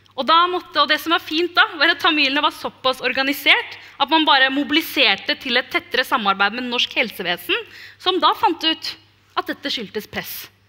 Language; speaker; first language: Norwegian; early bilingual, other home language; Tamil